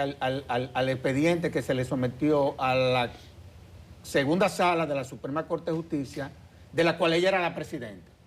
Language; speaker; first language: Spanish; native; Spanish